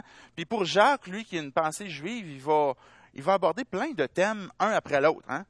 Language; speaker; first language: French; native; French